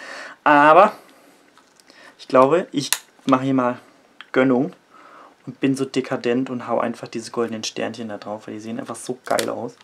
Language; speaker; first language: German; native; German